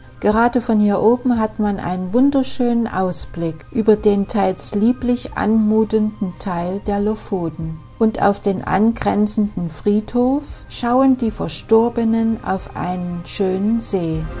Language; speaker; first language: German; native; German